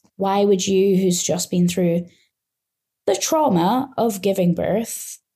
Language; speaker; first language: English; native; English